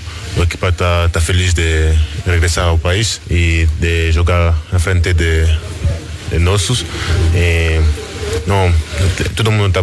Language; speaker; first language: Portuguese; early bilingual, heritage; French